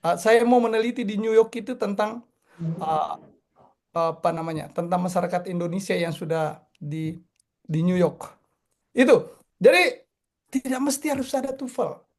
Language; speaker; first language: Indonesian; non-native, local second language; Buginese